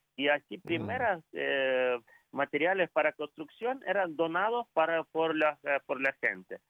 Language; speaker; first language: Spanish; non-native, fluent; Ukrainian